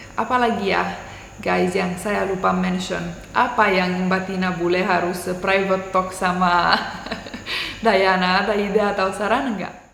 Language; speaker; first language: Indonesian; non-native, fluent; Romanian